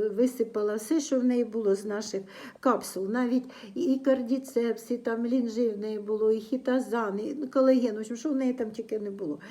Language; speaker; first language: Ukrainian; non-native, local second language; Russian